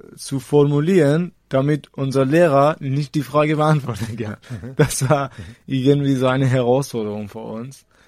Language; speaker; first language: German; non-native, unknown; Persian